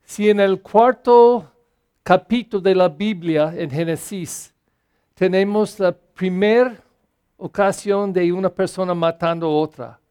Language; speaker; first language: Spanish; non-native, fluent; English